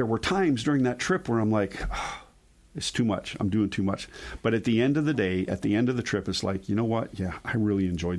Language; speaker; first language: English; native; English